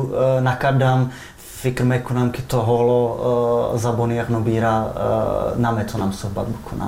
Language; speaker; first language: Persian; non-native, fluent; Czech